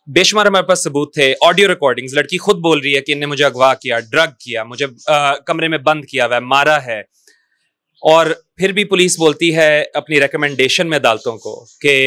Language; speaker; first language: Urdu; non-native, local second language; Punjabi